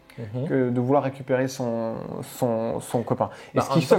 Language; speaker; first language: French; native; French